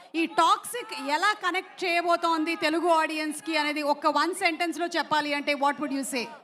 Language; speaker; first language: Telugu; native; Telugu